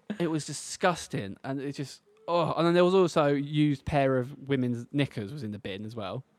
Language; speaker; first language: English; native; English